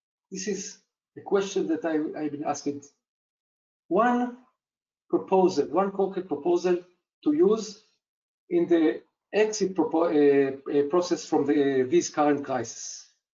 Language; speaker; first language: English; non-native, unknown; Hebrew